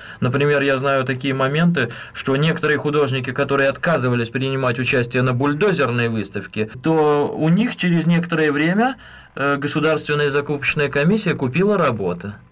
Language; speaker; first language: Russian; native; Russian